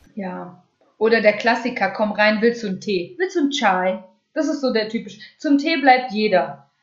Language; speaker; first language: German; early bilingual, other home language; Russian